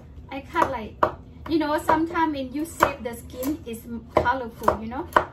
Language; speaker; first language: English; non-native, learner; Lao